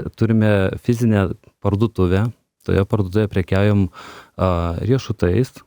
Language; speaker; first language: Lithuanian; native; Lithuanian